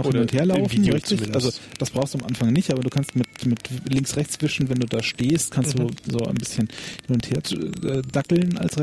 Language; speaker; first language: German; native; German